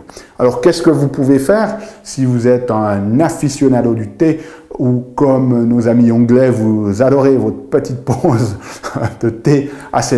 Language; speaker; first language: French; native; French